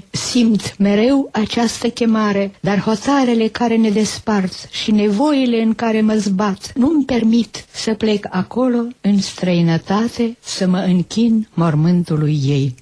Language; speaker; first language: Romanian; native; Romanian